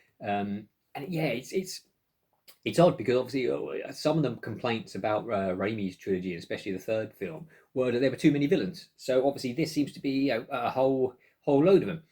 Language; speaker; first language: English; native; English